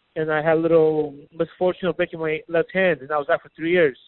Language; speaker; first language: English; native; English